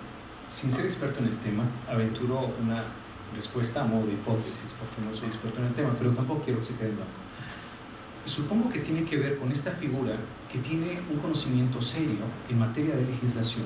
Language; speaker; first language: Spanish; native; Spanish